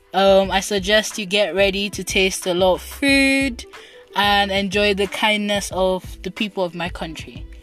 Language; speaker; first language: English; non-native, local second language; Igbo